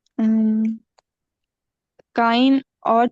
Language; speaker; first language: German; non-native, learner; Hindi